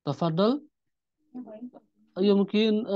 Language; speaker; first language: Arabic; non-native, fluent; Indonesian